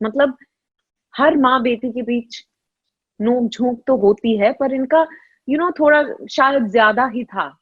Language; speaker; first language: Hindi; non-native, local second language; Tamil